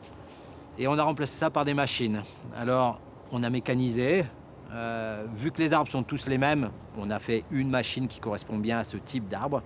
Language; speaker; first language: French; native; French